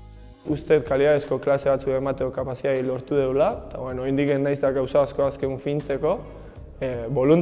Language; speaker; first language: Basque; native; Basque